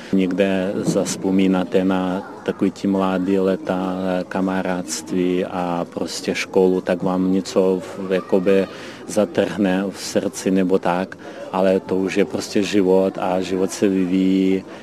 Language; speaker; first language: Czech; non-native, fluent; Ukrainian